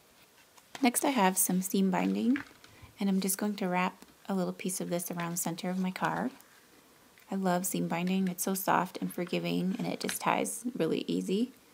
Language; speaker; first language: English; native; English